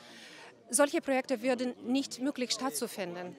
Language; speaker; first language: German; non-native, fluent; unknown